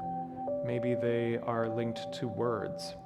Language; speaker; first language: English; native; English